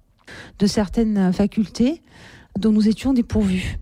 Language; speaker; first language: French; native; French